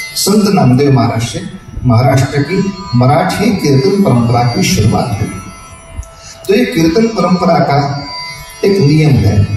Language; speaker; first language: Hindi; non-native, local second language; Marathi